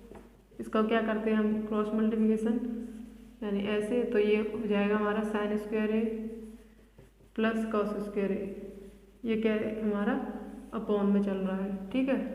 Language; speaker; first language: Hindi; native; Hindi